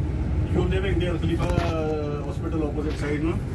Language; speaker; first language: English; non-native, learner; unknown